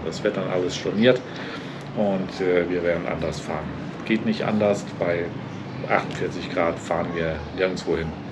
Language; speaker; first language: German; native; German